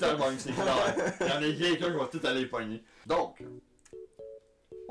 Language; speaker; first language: French; native; French